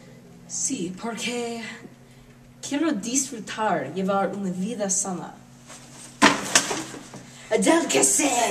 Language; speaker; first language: Spanish; non-native, learner; English